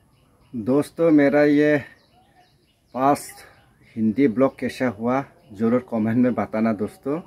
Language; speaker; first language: Hindi; non-native, local second language; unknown